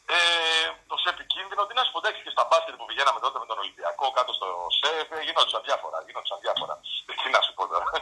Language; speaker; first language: Greek; native; Greek